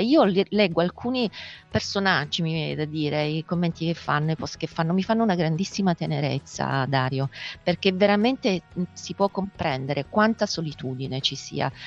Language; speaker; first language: Italian; native; Italian